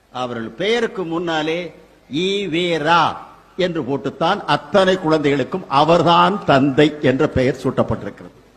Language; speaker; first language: Tamil; native; Tamil